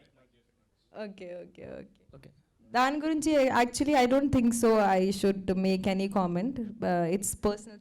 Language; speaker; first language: Telugu; non-native, local second language; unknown